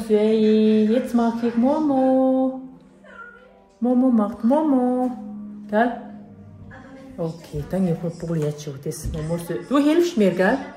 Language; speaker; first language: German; non-native, fluent; Tibetan